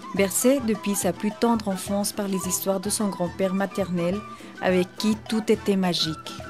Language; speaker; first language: French; native; French